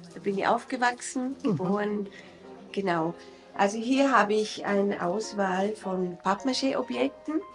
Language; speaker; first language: German; non-native, learner; Chinese